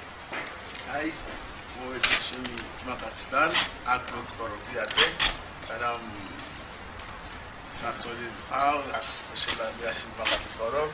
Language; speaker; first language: Georgian; non-native, learner; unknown